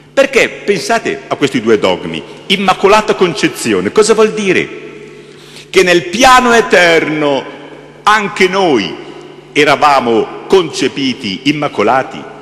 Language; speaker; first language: Italian; native; Italian